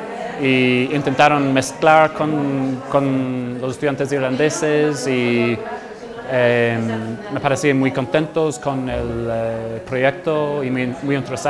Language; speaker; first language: Spanish; non-native, fluent; English